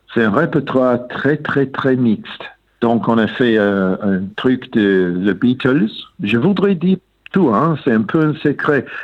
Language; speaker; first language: French; non-native, learner; English